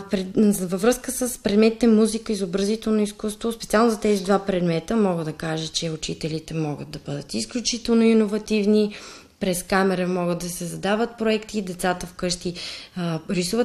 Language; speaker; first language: Bulgarian; native; Bulgarian